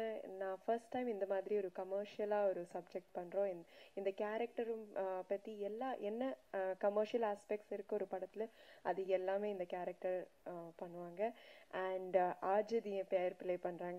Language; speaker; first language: Tamil; non-native, local second language; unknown